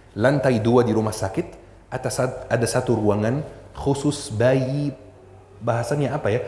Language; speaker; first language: Indonesian; non-native, fluent; Arabic